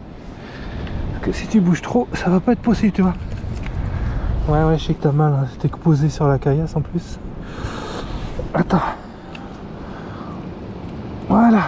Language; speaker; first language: French; native; French